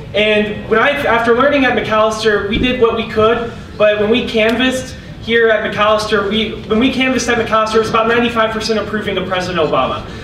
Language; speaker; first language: English; native; English